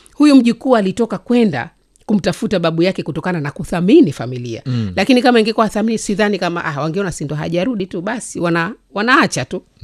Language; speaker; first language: Swahili; native; Swahili